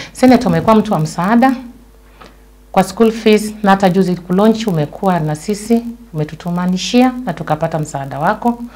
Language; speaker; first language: Swahili; non-native, local second language; Luyia